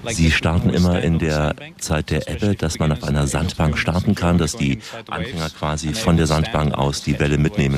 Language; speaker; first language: German; native; German